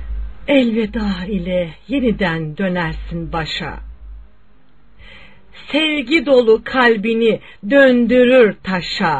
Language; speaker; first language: Turkish; native; Turkish